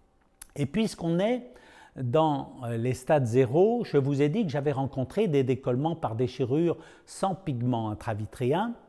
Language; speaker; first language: French; native; French